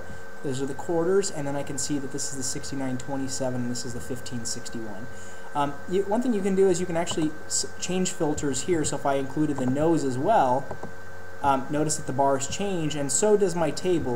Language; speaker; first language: English; native; English